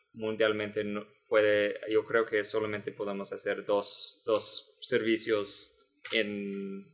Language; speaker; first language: Spanish; non-native, learner; English